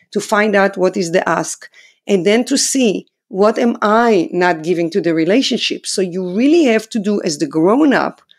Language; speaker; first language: English; non-native, fluent; Hebrew